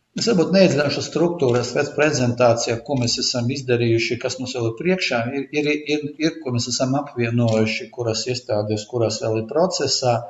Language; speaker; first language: Latvian; non-native, local second language; Russian